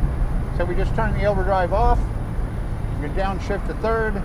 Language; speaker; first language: English; native; English